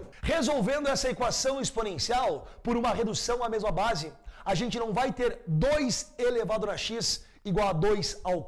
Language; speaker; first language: Portuguese; native; Portuguese